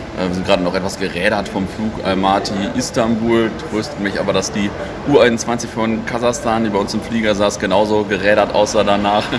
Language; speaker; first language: German; native; German